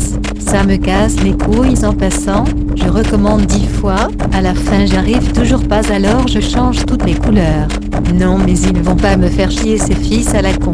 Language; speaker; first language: French; native; French